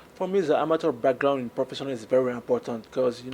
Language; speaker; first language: English; non-native, learner; French